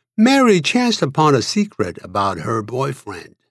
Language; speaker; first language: English; non-native, fluent; Chinese